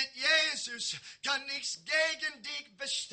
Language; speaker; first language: German; non-native, learner; English